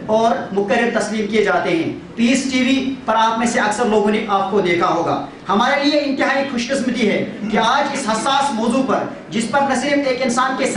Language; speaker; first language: Urdu; native; Urdu